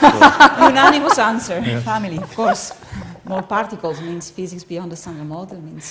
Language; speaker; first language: English; non-native, fluent; Italian